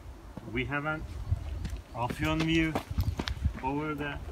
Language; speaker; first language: English; non-native, learner; Turkish